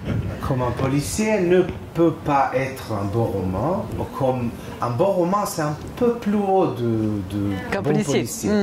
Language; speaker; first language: French; non-native, fluent; Hebrew